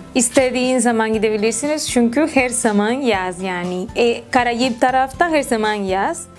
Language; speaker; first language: Turkish; non-native, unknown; Spanish